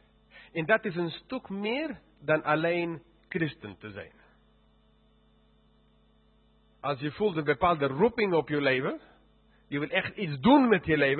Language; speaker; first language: Dutch; non-native, fluent; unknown